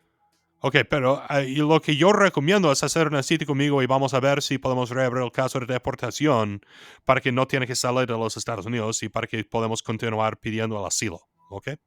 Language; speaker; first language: Spanish; non-native, fluent; English